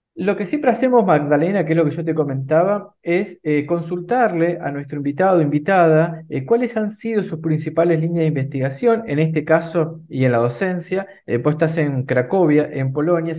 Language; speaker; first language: Spanish; native; Spanish